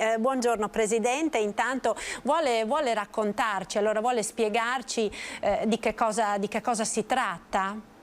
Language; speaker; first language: Italian; native; Italian